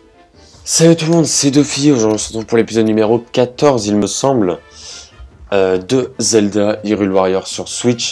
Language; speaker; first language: French; native; French